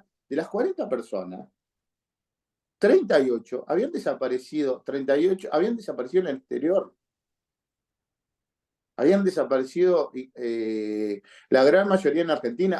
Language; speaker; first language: Spanish; native; Spanish